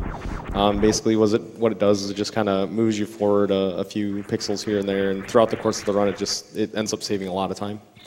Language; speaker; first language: English; native; English